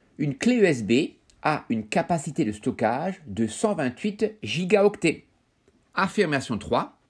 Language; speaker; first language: French; native; French